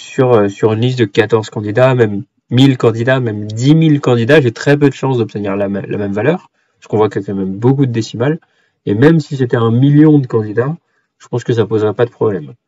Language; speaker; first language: French; native; French